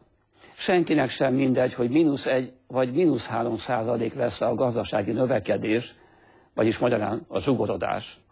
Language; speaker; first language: Hungarian; native; Hungarian